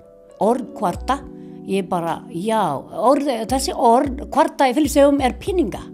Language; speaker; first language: Icelandic; non-native, learner; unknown